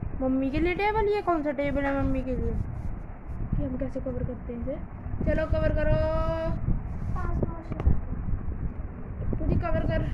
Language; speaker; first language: Hindi; native; Hindi